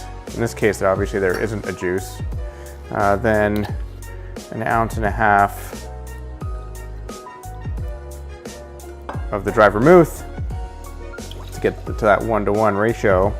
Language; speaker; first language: English; native; English